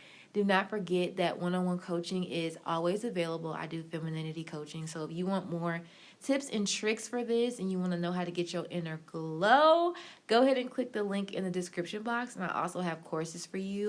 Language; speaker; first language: English; native; English